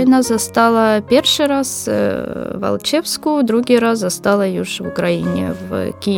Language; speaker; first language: Ukrainian; non-native, local second language; Russian